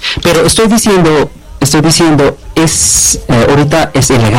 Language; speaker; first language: Spanish; non-native, learner; Bangla